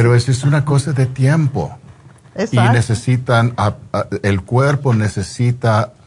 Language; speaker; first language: Spanish; non-native, fluent; English